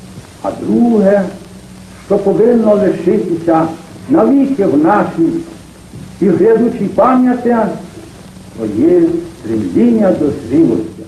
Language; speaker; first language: Ukrainian; native; Ukrainian